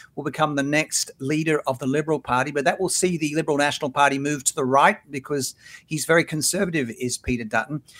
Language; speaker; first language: English; native; English